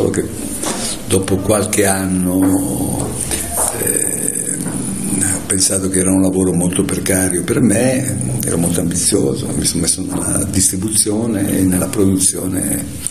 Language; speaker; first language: Italian; native; Italian